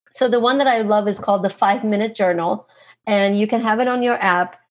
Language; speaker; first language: English; non-native, fluent; Turkish